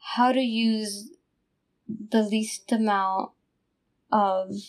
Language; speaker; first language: English; non-native, fluent; Italian